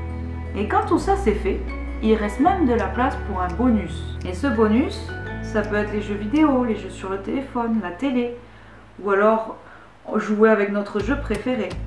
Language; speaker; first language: French; native; French